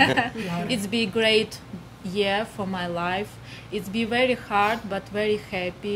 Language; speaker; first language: English; non-native, learner; Ukrainian